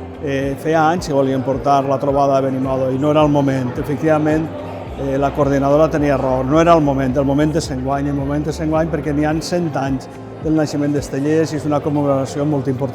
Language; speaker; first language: Catalan; native; Catalan